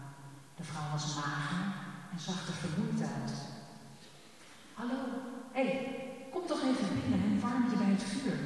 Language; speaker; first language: Dutch; native; Dutch